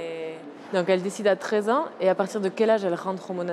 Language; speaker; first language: French; native; French